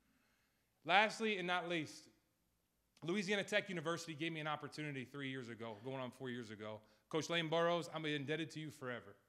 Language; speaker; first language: English; native; English